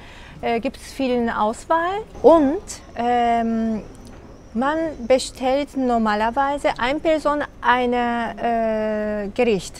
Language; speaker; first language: German; non-native, fluent; Japanese